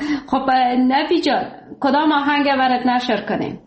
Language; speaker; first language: Persian; native; Persian